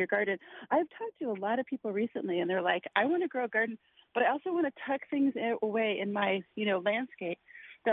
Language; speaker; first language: English; native; English